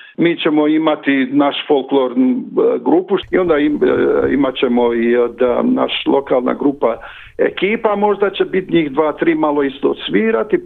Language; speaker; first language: Croatian; early bilingual, heritage; Croatian